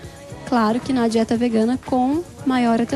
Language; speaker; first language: Portuguese; native; Portuguese